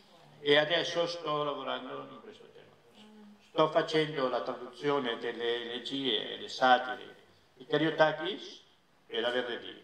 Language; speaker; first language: Italian; non-native, fluent; Catalan